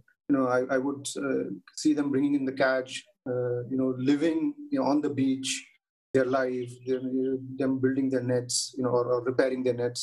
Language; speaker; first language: English; non-native, local second language; Tamil